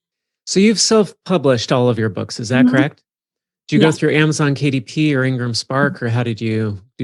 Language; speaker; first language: English; native; English